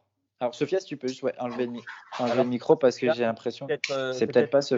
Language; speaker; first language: French; native; French